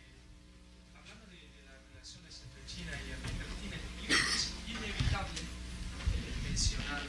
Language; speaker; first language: Spanish; non-native, fluent; Chinese